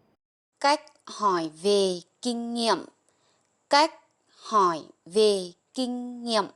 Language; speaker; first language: Vietnamese; non-native, fluent; Lao